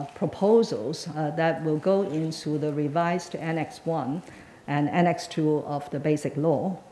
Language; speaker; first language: English; non-native, local second language; Cantonese